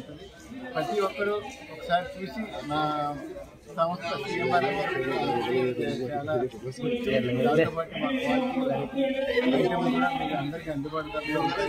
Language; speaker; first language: Telugu; native; Telugu